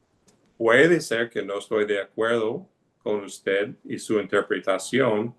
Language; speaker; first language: Spanish; non-native, fluent; English